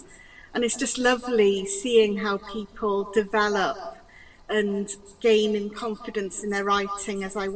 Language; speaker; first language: English; non-native, local second language; Welsh